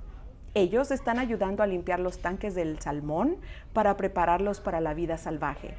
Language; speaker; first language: Spanish; native; Spanish